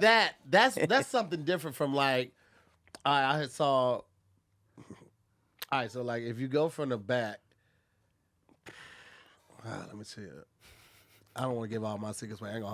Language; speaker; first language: English; native; English